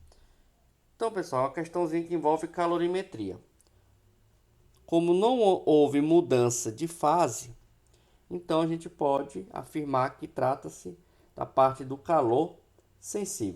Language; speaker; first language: Portuguese; native; Portuguese